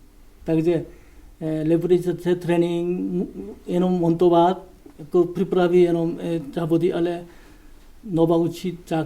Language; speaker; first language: Czech; non-native, learner; Korean